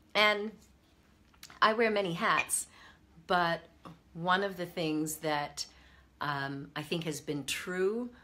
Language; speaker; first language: English; native; English